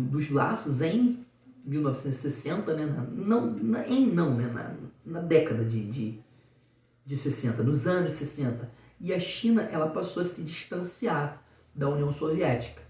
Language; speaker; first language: Portuguese; native; Portuguese